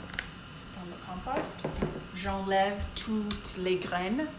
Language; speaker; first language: French; non-native, local second language; English